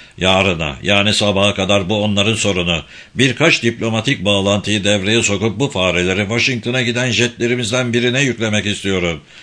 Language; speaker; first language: Turkish; native; Turkish